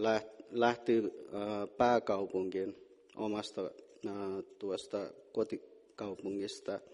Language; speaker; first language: Finnish; non-native, fluent; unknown